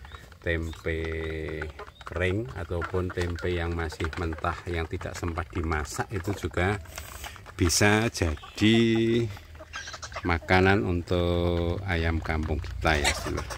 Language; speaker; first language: Indonesian; native; Indonesian